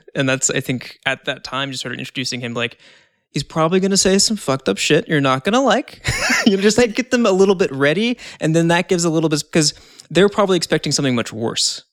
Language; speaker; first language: English; native; English